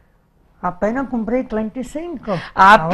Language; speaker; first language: Spanish; early bilingual, heritage; Spanish